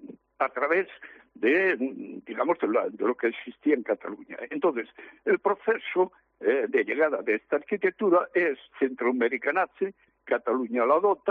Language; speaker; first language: Spanish; native; Spanish